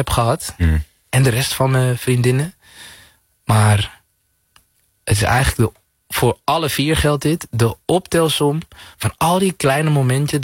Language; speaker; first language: Dutch; native; Dutch